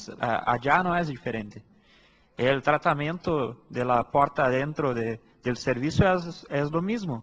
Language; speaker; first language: Spanish; non-native, fluent; Portuguese